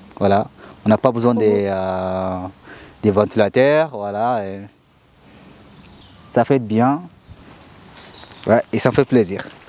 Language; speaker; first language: French; non-native, learner; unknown